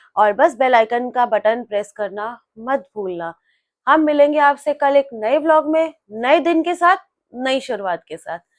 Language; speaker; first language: Hindi; native; Hindi